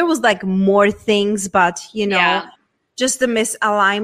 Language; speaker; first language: English; non-native, fluent; Czech